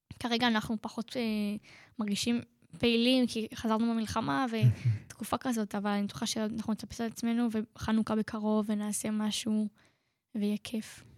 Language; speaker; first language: Hebrew; native; Hebrew